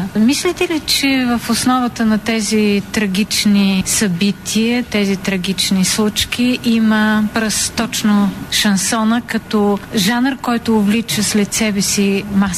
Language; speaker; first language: Bulgarian; native; Bulgarian